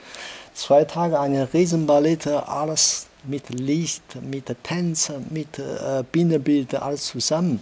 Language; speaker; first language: German; non-native, learner; Chinese